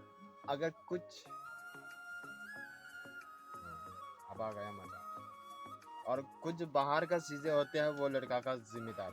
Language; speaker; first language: Hindi; non-native, local second language; Chakma